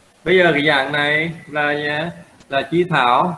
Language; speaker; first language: Vietnamese; native; Vietnamese